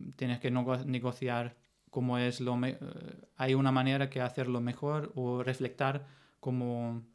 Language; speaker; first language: Spanish; non-native, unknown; German